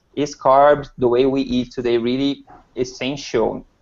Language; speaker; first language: English; non-native, fluent; Portuguese